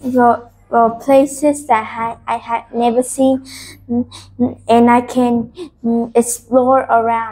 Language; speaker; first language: English; non-native, learner; Vietnamese